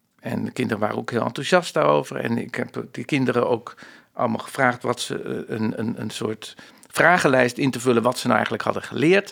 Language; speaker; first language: Dutch; native; Dutch